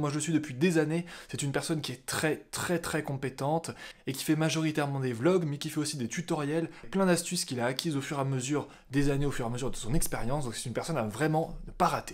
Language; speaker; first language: French; native; French